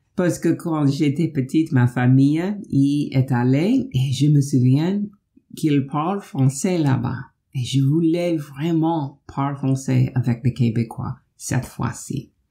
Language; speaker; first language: French; non-native, learner; English